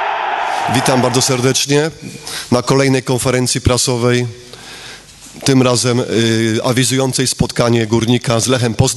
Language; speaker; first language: Polish; native; Polish